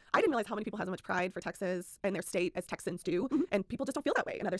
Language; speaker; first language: English; native; English